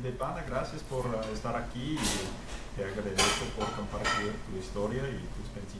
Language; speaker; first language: Spanish; non-native, fluent; English